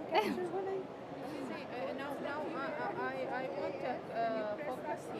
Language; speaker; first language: English; non-native, fluent; Persian